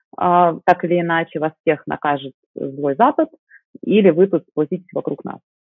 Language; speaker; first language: Russian; native; Russian